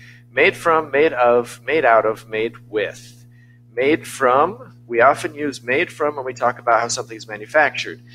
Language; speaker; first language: English; native; English